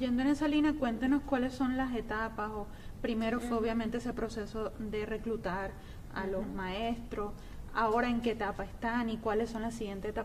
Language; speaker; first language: Spanish; native; Spanish